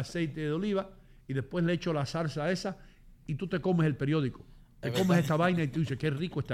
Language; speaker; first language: Spanish; native; Spanish